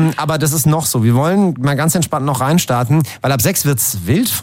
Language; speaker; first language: German; native; German